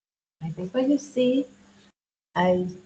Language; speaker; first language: English; non-native, learner; Vietnamese